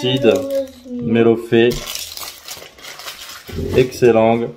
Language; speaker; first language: French; native; French